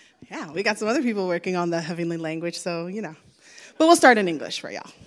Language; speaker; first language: English; native; English